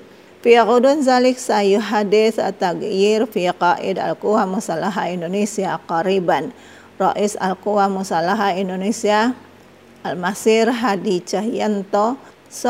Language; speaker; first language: Arabic; non-native, learner; Indonesian